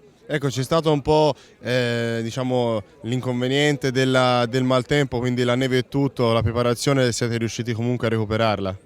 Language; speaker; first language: Italian; native; Italian